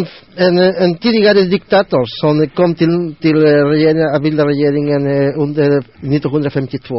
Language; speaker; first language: Swedish; non-native, learner; Spanish